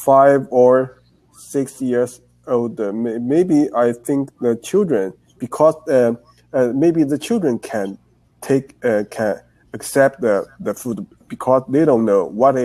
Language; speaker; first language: English; non-native, learner; Chinese